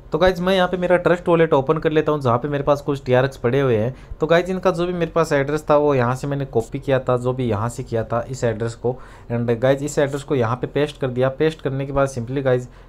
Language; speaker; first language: Hindi; native; Hindi